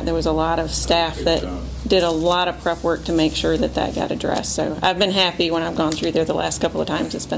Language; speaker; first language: English; native; English